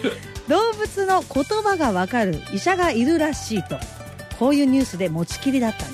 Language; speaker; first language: Japanese; native; Japanese